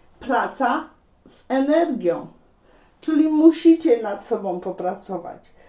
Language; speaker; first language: Polish; native; Polish